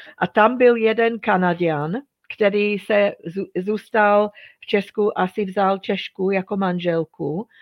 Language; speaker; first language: Czech; non-native, fluent; English